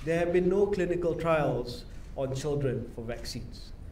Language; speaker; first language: English; non-native, local second language; Malay